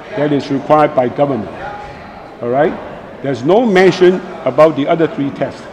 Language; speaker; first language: English; non-native, local second language; Chinese